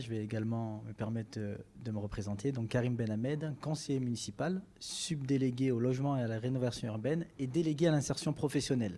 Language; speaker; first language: French; native; French